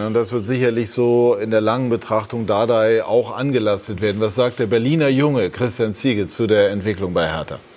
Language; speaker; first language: German; native; German